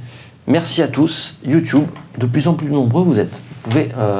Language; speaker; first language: French; native; French